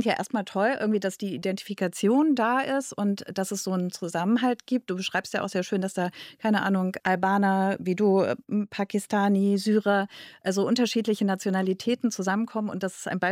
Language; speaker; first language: German; native; German